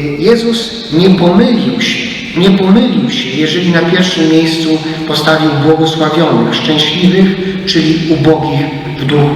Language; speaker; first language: Polish; native; Polish